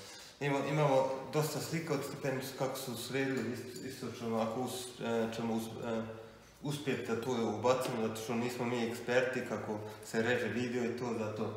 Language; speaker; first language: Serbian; early bilingual, heritage; Serbian